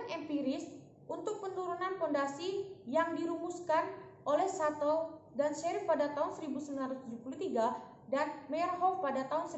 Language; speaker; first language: Indonesian; native; Indonesian